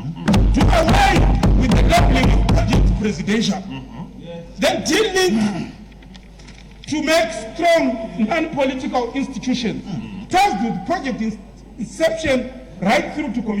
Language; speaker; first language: English; non-native, local second language; Shona